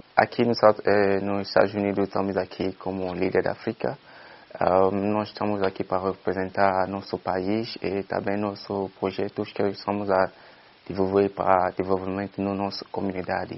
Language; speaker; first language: Portuguese; non-native, fluent; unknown